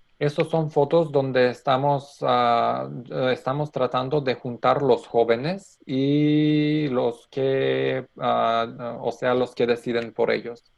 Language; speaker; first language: Spanish; non-native, learner; Macedonian